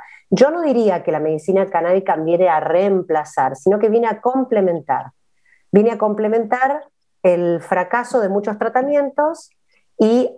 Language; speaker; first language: Spanish; native; Spanish